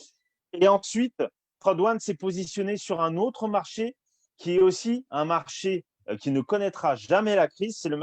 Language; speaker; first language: French; native; French